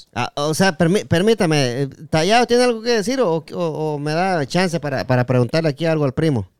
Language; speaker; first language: Spanish; native; Spanish